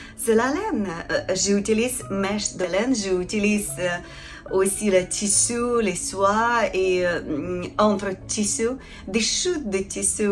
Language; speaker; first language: French; non-native, learner; Ukrainian